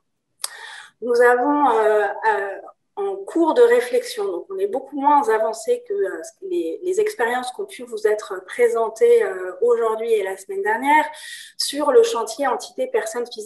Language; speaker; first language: French; native; French